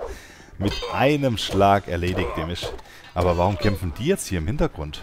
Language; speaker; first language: German; native; German